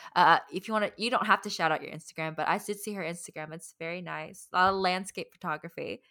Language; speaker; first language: English; early bilingual, other home language; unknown